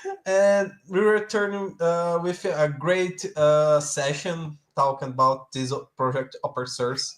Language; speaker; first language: English; non-native, learner; Portuguese